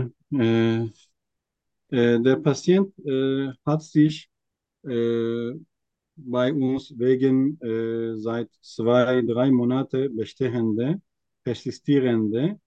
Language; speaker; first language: German; non-native, fluent; Turkish